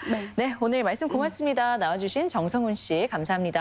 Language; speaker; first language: Korean; native; Korean